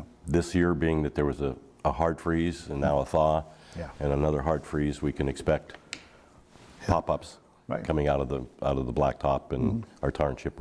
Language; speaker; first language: English; native; English